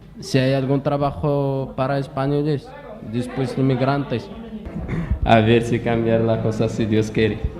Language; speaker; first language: Spanish; non-native, learner; Arabic